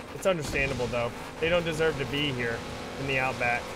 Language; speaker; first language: English; native; English